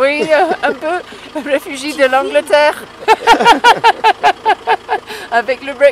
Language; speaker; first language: French; non-native, learner; English